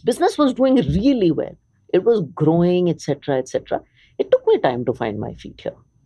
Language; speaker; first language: English; early bilingual, other home language; Hindi